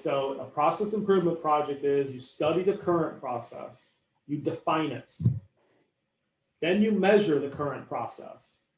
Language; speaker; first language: English; native; English